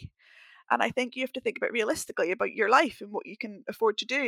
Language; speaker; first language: English; native; English